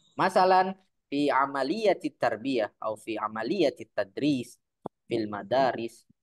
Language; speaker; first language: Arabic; non-native, fluent; Indonesian